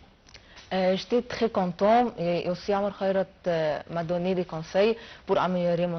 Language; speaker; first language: French; non-native, fluent; Arabic